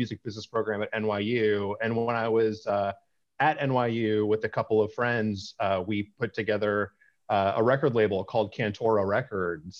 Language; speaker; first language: English; native; English